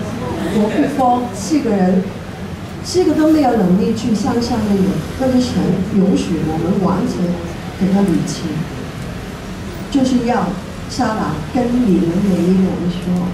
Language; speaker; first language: Chinese; non-native, local second language; Cantonese